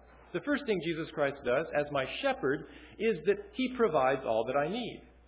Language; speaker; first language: English; early bilingual, other home language; Chinese